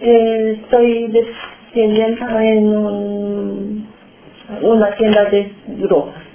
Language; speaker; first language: Spanish; non-native, learner; Romanian